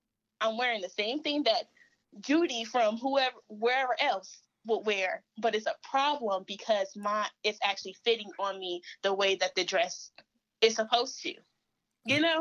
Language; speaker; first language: English; native; English